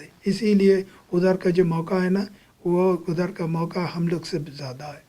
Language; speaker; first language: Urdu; non-native, fluent; Bangla